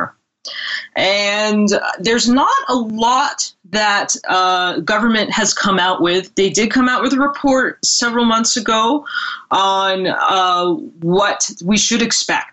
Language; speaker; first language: English; native; English